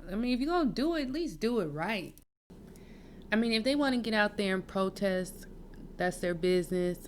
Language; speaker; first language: English; native; English